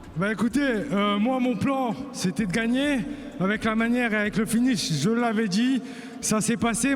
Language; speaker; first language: French; native; French